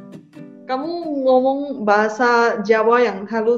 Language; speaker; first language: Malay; non-native, local second language; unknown